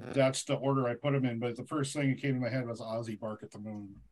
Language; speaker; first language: English; native; English